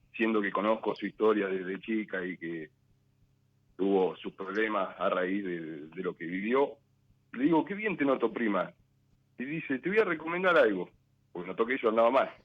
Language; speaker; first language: Spanish; native; Spanish